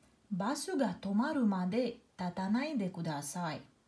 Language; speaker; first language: Japanese; non-native, fluent; Russian